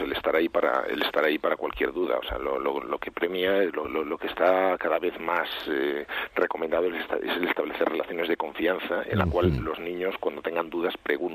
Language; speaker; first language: Spanish; native; Spanish